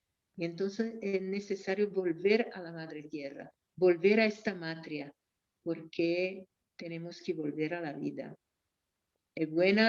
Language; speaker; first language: Spanish; non-native, fluent; Portuguese